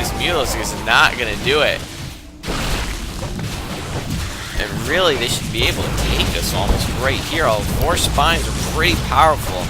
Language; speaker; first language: English; native; English